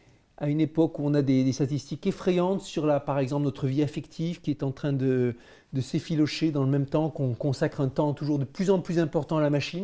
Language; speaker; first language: French; native; French